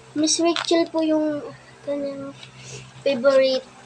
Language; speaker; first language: Filipino; non-native, local second language; Waray